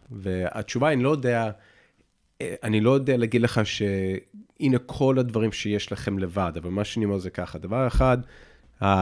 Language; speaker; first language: Hebrew; native; Hebrew